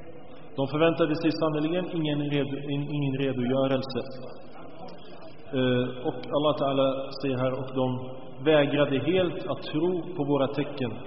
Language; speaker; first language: Swedish; early bilingual, other home language; Arabic